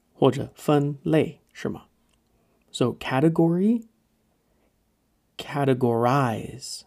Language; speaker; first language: Chinese; non-native, fluent; English